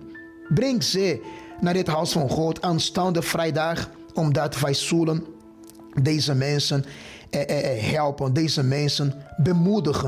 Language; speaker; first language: Dutch; non-native, fluent; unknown